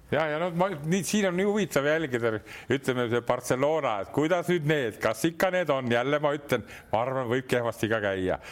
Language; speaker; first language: Estonian; native; Estonian